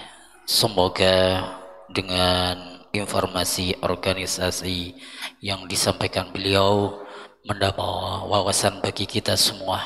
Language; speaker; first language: Indonesian; non-native, local second language; Javanese